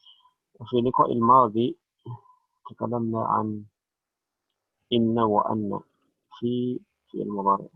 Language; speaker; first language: Arabic; non-native, fluent; Indonesian